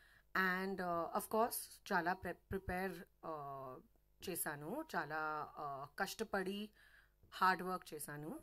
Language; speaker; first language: Telugu; non-native, learner; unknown